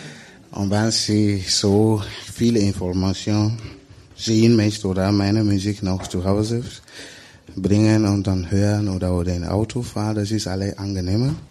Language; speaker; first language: German; non-native, learner; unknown